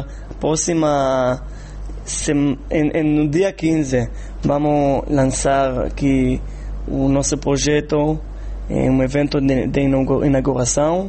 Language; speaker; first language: Portuguese; non-native, fluent; Hebrew